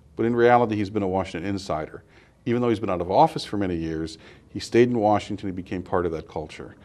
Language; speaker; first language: English; native; English